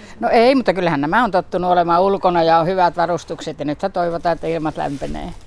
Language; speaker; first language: Finnish; native; Finnish